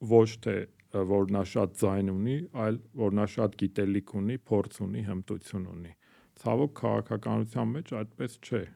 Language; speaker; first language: Armenian; native; Armenian